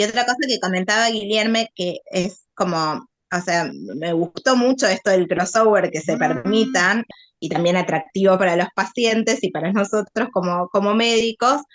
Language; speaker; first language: Spanish; native; Spanish